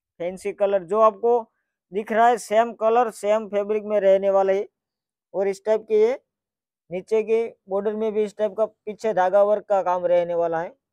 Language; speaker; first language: Hindi; non-native, local second language; Gujarati